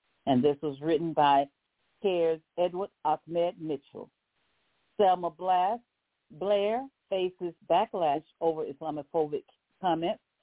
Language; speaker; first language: English; native; English